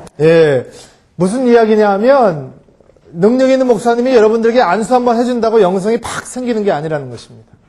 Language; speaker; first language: Korean; early bilingual, heritage; Korean